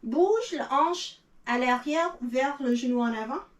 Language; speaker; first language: French; non-native, learner; English